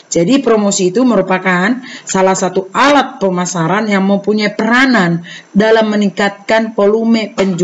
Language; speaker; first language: Indonesian; native; Indonesian